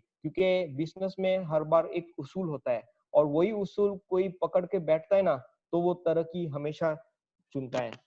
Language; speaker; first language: Hindi; native; Hindi